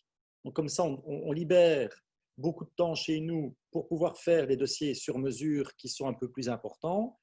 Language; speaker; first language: French; native; French